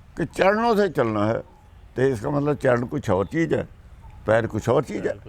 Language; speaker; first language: Hindi; non-native, local second language; Punjabi